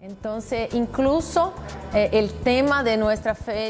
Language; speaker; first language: Spanish; non-native, fluent; Portuguese